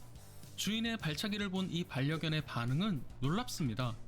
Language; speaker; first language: Korean; native; Korean